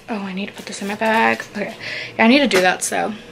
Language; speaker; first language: English; early bilingual, other home language; Spanish